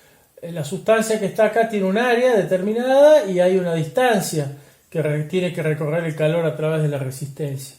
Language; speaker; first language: Spanish; native; Spanish